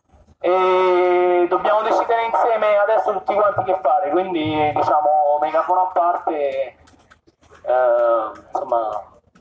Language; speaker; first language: Italian; native; Italian